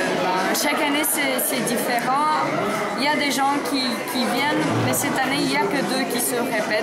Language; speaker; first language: French; non-native, fluent; Romanian